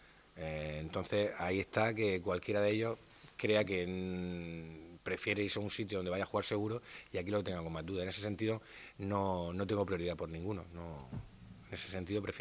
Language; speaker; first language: Spanish; native; Spanish